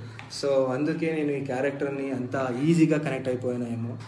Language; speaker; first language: Telugu; non-native, fluent; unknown